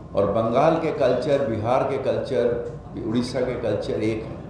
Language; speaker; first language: Hindi; non-native, local second language; Bangla